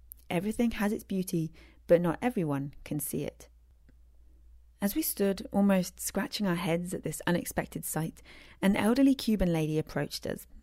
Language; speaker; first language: English; native; English